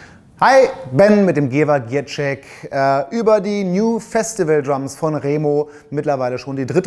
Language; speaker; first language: German; native; German